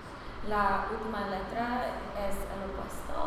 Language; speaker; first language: Spanish; non-native, learner; English